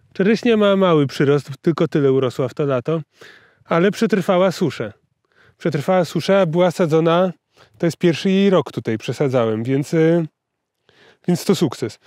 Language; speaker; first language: Polish; native; Polish